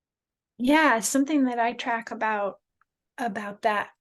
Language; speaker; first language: English; native; English